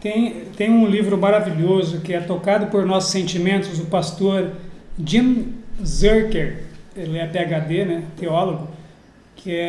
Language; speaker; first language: Portuguese; native; Portuguese